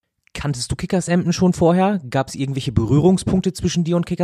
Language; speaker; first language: German; native; German